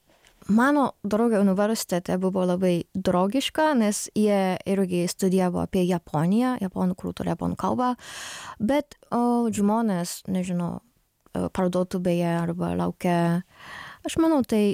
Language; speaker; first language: Lithuanian; non-native, learner; Japanese